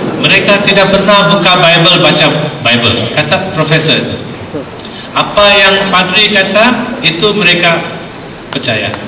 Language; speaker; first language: Malay; non-native, local second language; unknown